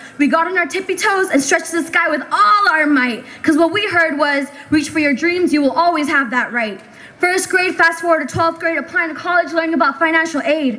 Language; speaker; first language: English; early bilingual, other home language; Spanish